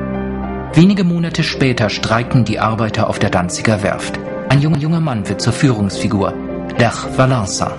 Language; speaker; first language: German; native; German